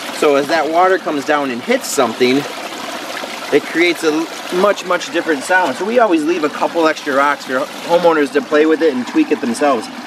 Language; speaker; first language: English; native; English